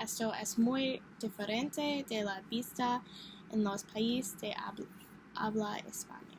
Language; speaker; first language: Spanish; non-native, learner; English